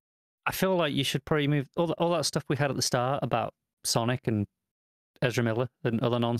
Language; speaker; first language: English; native; English